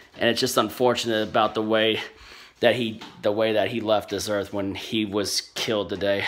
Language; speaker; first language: English; native; English